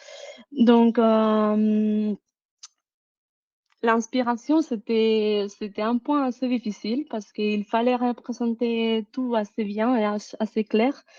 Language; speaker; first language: French; non-native, fluent; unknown